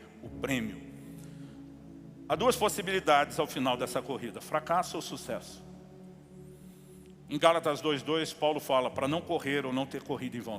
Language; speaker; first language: Portuguese; native; Portuguese